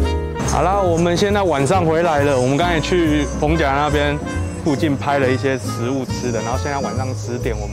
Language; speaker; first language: Chinese; native; Chinese